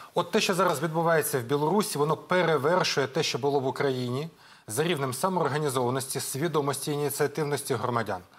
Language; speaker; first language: Ukrainian; native; Ukrainian